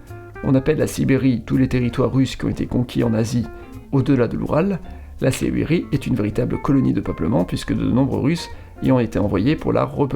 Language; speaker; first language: French; native; French